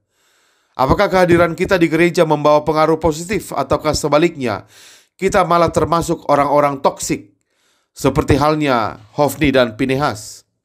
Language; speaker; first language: Indonesian; native; Indonesian